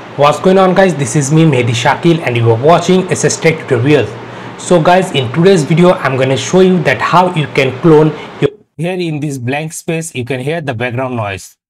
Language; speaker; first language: English; non-native, local second language; Bangla